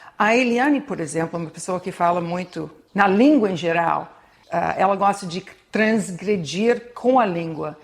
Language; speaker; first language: Portuguese; non-native, fluent; English